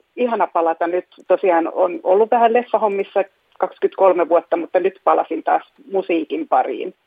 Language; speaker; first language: Finnish; non-native, local second language; Swedish